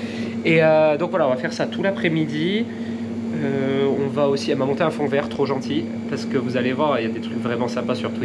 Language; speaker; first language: French; native; French